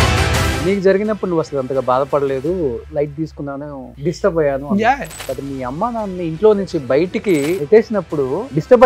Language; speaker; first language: Telugu; native; Telugu